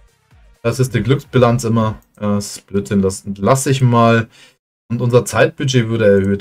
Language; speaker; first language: German; native; German